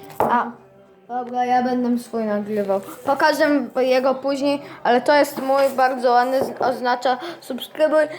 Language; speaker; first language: Polish; early bilingual, heritage; Polish